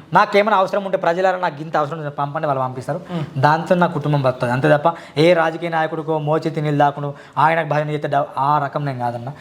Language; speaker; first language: Telugu; non-native, local second language; Marathi